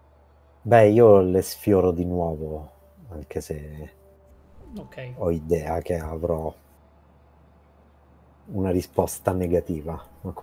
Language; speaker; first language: Italian; native; Italian